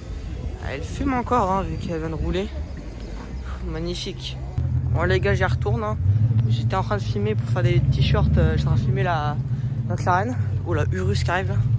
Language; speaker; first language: French; native; French